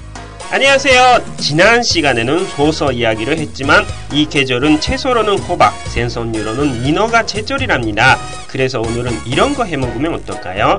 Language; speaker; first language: Korean; non-native, fluent; Japanese